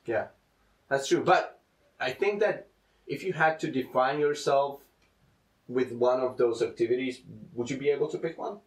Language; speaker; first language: English; non-native, fluent; Czech